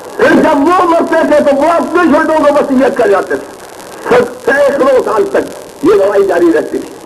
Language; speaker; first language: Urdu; native; Urdu